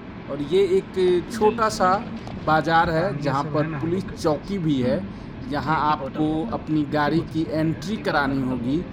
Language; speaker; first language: Hindi; native; Hindi